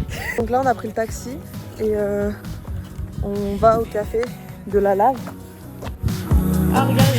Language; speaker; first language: French; native; French